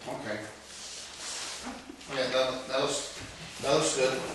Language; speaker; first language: English; native; English